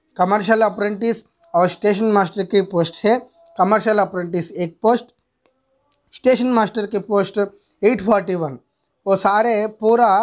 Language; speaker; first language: Hindi; non-native, local second language; Telugu